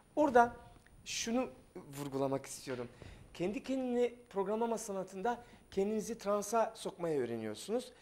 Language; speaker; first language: Turkish; non-native, fluent; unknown